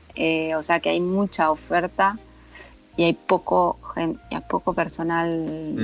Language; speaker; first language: Spanish; native; Spanish